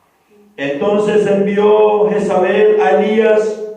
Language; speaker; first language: Spanish; native; Spanish